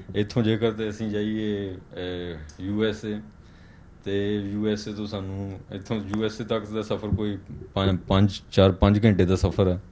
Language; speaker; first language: Punjabi; native; Punjabi